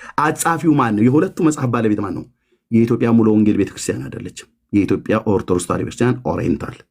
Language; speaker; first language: Amharic; native; Amharic